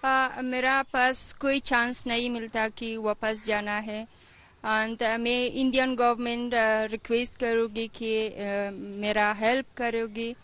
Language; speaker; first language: Hindi; non-native, learner; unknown